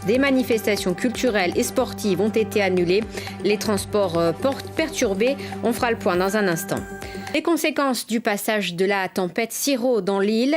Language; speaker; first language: French; native; French